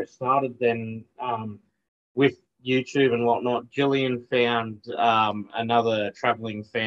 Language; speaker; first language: English; native; English